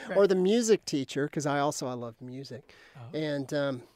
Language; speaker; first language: English; native; English